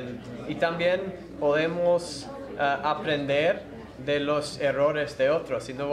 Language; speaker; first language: Spanish; non-native, fluent; English